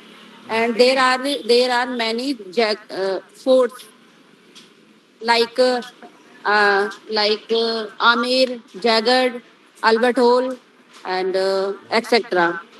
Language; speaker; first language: English; non-native, learner; Hindi